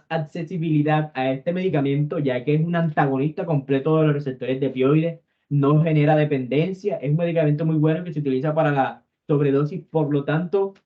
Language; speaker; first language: Spanish; native; Spanish